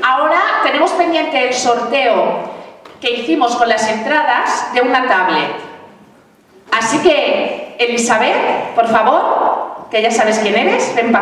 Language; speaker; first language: Spanish; native; Spanish